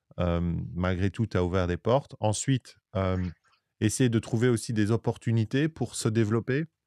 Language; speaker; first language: French; native; French